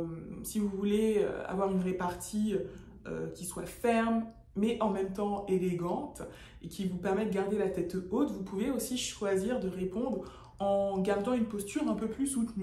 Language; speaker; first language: French; native; French